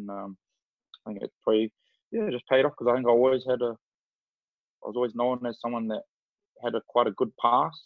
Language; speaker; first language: English; native; English